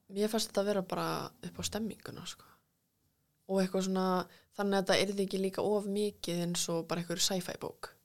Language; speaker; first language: Icelandic; native; Icelandic